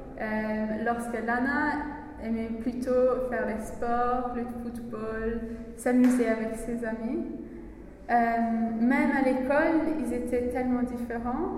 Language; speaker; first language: French; non-native, learner; English